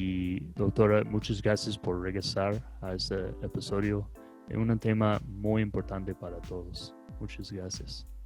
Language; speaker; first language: Spanish; non-native, fluent; English